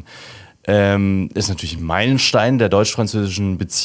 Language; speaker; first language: German; native; German